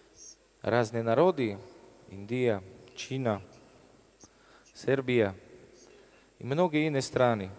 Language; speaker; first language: Russian; non-native, learner; Slovak